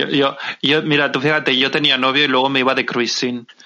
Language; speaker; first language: Spanish; native; Spanish